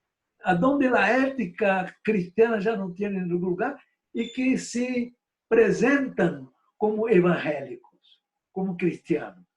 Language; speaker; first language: Spanish; non-native, fluent; Portuguese